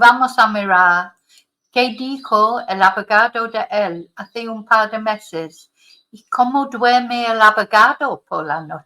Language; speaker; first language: Spanish; non-native, fluent; English